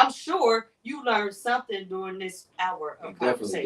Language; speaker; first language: English; native; English